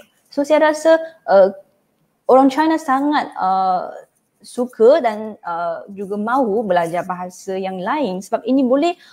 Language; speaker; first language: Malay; non-native, fluent; Chinese